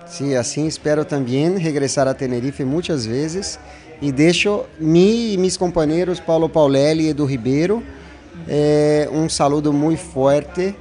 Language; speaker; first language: Spanish; non-native, fluent; Portuguese